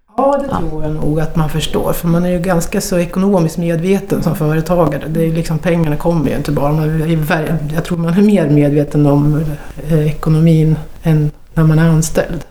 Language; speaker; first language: Swedish; native; Swedish